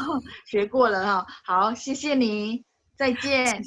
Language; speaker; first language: Chinese; non-native, fluent; Indonesian